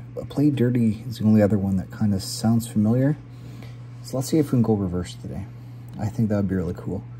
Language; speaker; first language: English; native; English